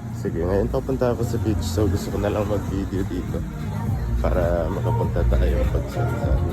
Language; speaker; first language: Filipino; native; Filipino